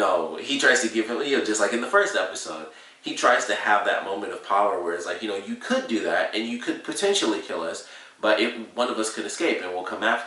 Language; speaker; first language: English; native; English